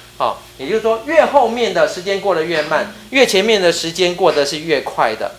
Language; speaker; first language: Chinese; native; Chinese